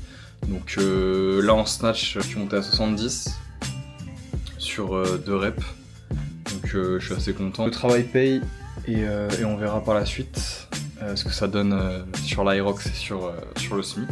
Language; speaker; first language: French; native; French